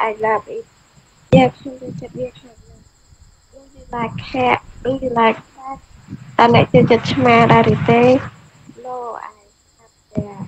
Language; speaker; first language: English; non-native, learner; Khmer